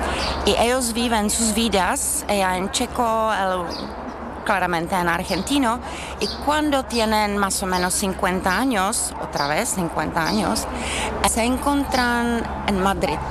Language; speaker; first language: Spanish; non-native, fluent; Czech